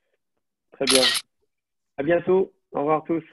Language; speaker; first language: French; native; French